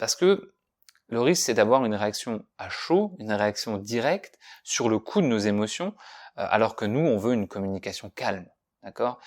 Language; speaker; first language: French; native; French